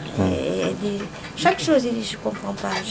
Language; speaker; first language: French; non-native, fluent; Vietnamese